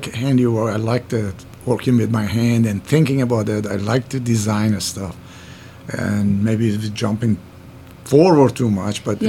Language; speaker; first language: English; non-native, fluent; Persian